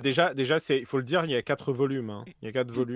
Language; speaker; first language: French; native; French